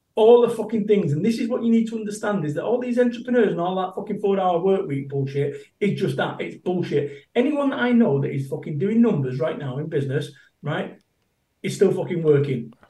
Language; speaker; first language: English; native; English